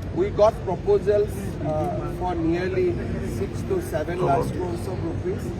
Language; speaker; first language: English; non-native, local second language; Assamese